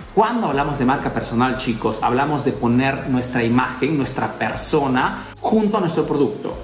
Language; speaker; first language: Spanish; native; Spanish